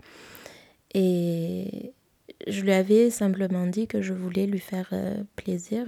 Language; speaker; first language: French; native; French